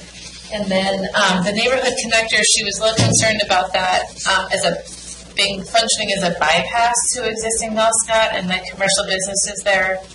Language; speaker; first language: English; native; English